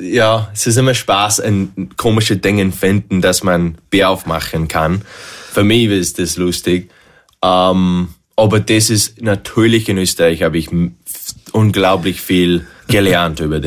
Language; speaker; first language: German; non-native, fluent; English